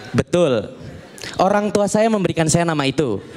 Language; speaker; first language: Indonesian; native; Indonesian